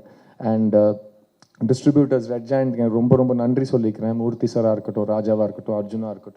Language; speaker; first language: Tamil; native; Tamil